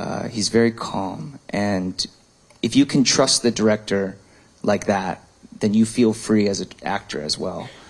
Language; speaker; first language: English; early bilingual, other home language; Korean